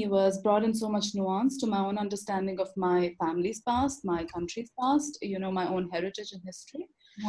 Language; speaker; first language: English; non-native, local second language; Urdu